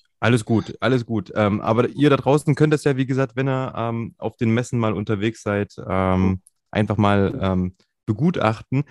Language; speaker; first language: German; native; German